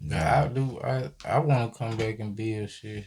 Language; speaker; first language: English; native; English